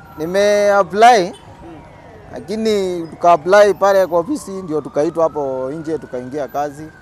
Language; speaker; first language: Swahili; non-native, local second language; Kamba